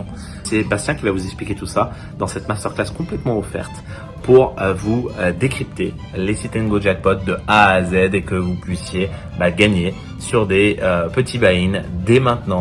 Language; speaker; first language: French; native; French